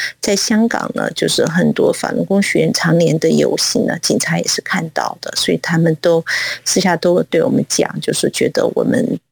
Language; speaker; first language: Chinese; non-native, local second language; Cantonese